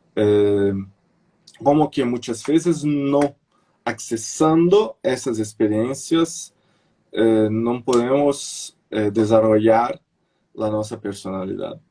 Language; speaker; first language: Spanish; non-native, fluent; Portuguese